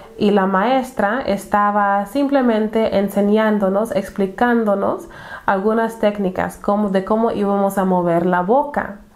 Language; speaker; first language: Spanish; non-native, fluent; English